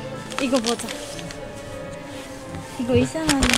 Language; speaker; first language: Korean; non-native, learner; Indonesian